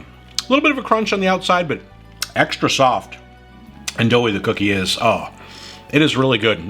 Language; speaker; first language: English; native; English